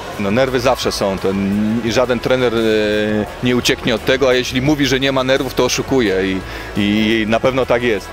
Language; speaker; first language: Polish; native; Polish